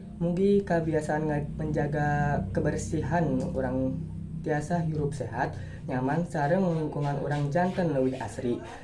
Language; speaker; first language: Sundanese; non-native, local second language; Javanese